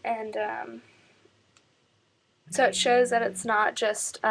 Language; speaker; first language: English; native; English